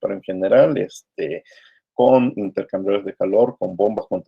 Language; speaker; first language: Spanish; native; Spanish